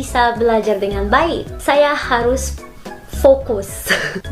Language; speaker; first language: Indonesian; non-native, learner; Filipino